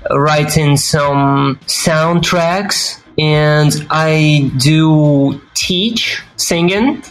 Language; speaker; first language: English; non-native, fluent; Ukrainian